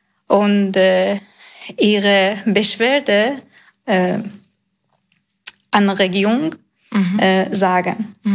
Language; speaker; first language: German; non-native, learner; Persian